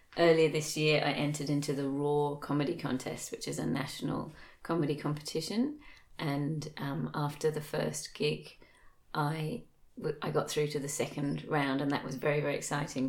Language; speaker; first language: English; native; English